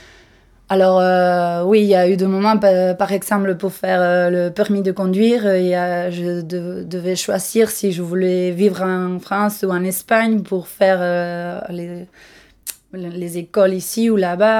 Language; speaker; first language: French; non-native, local second language; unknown